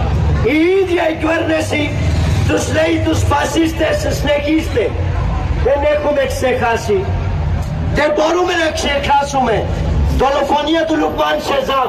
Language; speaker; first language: Greek; non-native, fluent; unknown